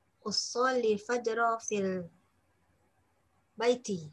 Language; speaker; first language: Arabic; non-native, learner; Indonesian